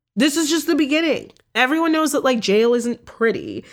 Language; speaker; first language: English; native; English